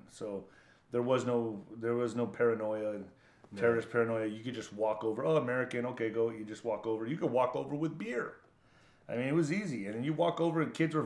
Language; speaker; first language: English; native; English